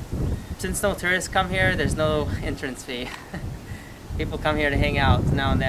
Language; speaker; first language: English; native; English